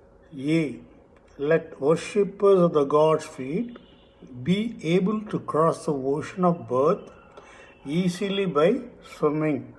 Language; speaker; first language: English; non-native, local second language; Tamil